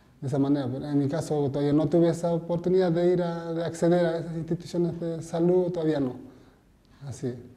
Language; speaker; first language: Spanish; native; Spanish